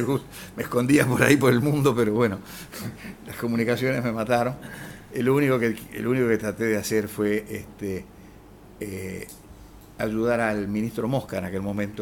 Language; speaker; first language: Spanish; native; Spanish